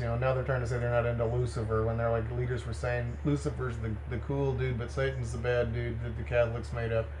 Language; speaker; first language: English; native; English